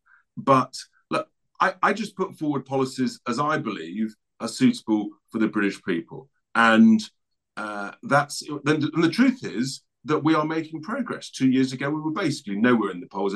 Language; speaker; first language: English; native; English